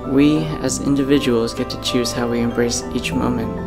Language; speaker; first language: English; native; English